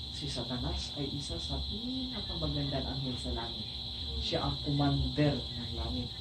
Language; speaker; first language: Filipino; non-native, local second language; Cebuano